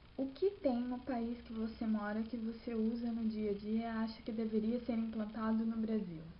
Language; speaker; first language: Portuguese; native; Portuguese